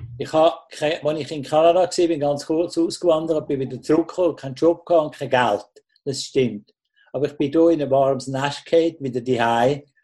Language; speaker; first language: German; native; German